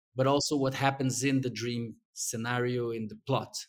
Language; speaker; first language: English; non-native, fluent; Portuguese